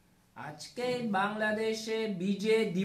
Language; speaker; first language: Bangla; non-native, learner; Chinese